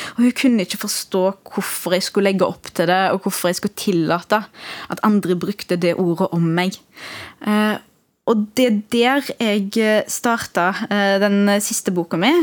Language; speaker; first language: Norwegian; early bilingual, other home language; Arabic